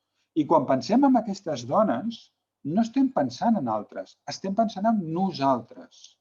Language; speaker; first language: Catalan; native; Catalan